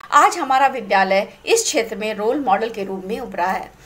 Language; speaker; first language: Hindi; native; Hindi